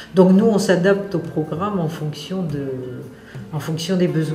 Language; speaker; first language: French; native; French